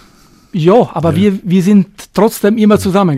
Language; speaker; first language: German; non-native, fluent; Albanian